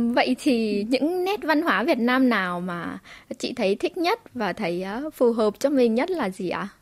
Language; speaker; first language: Vietnamese; native; Vietnamese